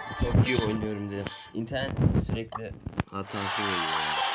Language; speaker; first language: Turkish; native; Turkish